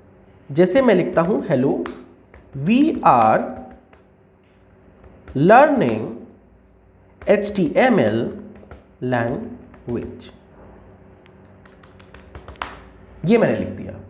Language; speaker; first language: Hindi; native; Hindi